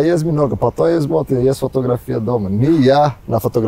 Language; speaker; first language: Russian; non-native, learner; Portuguese